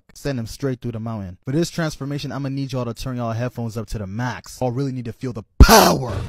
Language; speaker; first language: English; native; English